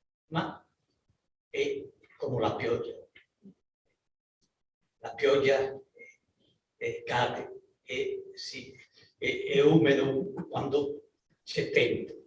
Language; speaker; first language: Italian; non-native, learner; Spanish